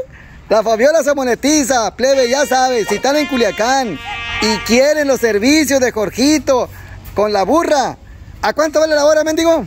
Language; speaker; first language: Spanish; native; Spanish